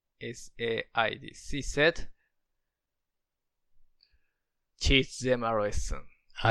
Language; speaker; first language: English; non-native, learner; Japanese